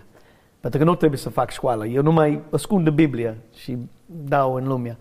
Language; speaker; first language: Romanian; non-native, learner; English